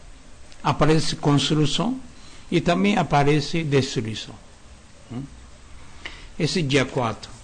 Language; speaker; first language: Portuguese; non-native, learner; Japanese